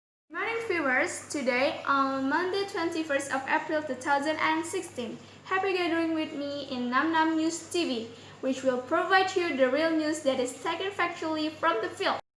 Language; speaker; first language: English; non-native, learner; Indonesian